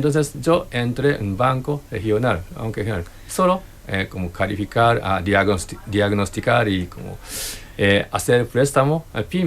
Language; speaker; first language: Spanish; non-native, learner; Japanese